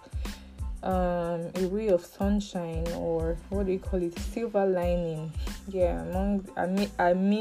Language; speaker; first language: English; non-native, local second language; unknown